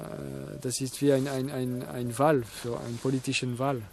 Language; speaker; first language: German; non-native, fluent; French